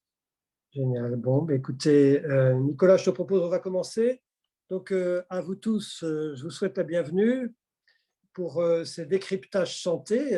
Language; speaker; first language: French; native; French